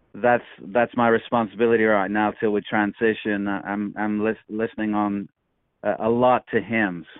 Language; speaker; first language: English; native; English